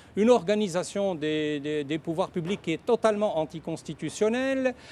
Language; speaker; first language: French; non-native, local second language; Arabic